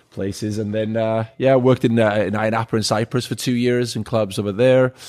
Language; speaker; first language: English; native; English